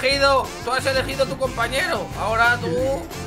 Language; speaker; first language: Spanish; native; Spanish